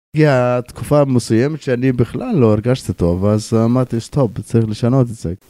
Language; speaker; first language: Hebrew; non-native, local second language; Arabic